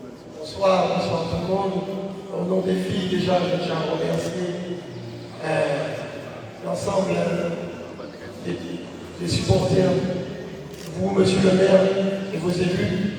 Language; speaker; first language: French; native; French